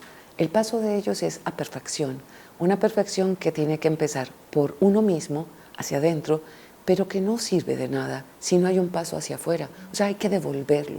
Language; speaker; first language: Spanish; native; Spanish